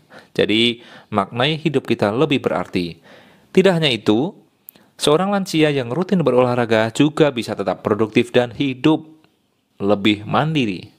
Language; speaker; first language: Indonesian; native; Indonesian